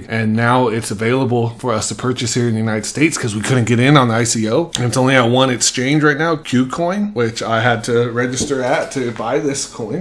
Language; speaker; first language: English; native; English